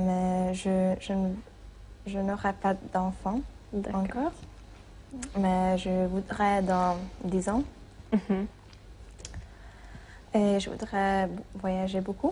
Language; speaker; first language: French; non-native, learner; Hungarian